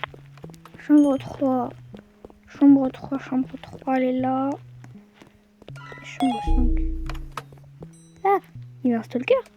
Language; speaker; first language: French; native; French